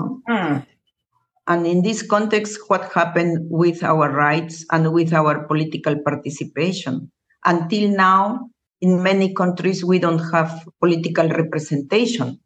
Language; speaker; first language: English; non-native, learner; Spanish